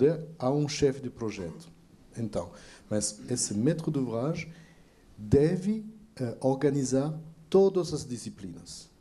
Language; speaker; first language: Portuguese; non-native, fluent; French